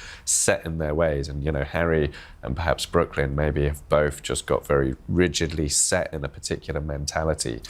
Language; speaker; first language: English; native; English